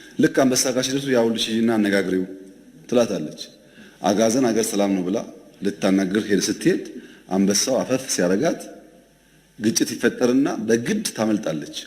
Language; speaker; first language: Amharic; non-native, local second language; Oromo